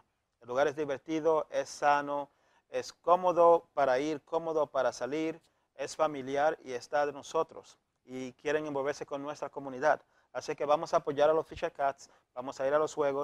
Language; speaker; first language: Spanish; native; Spanish